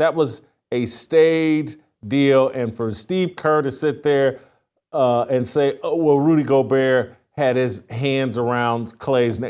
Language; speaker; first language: English; native; English